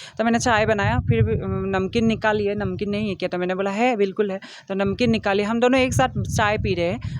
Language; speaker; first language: Hindi; non-native, local second language; Assamese